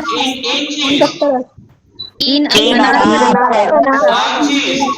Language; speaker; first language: Persian; non-native, fluent; Urdu